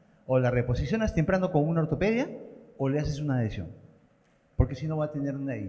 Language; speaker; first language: Spanish; native; Spanish